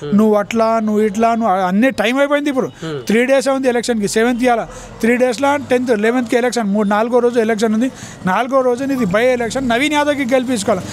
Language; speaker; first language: Telugu; non-native, local second language; Urdu